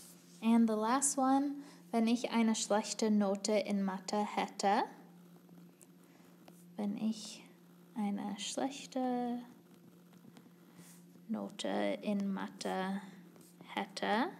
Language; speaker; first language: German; non-native, fluent; English